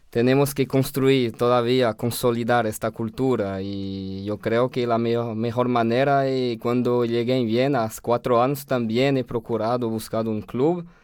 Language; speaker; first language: Spanish; non-native, fluent; French